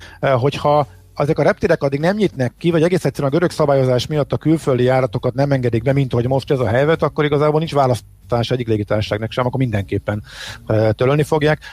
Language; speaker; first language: Hungarian; native; Hungarian